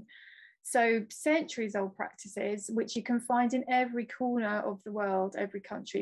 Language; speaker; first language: English; native; English